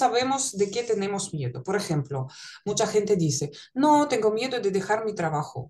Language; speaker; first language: Spanish; non-native, fluent; Russian